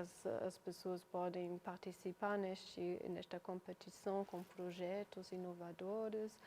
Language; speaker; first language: Portuguese; non-native, fluent; German